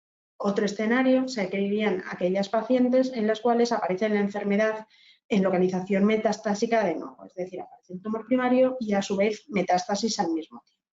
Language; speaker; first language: Spanish; native; Spanish